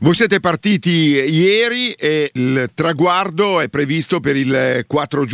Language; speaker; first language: Italian; native; Italian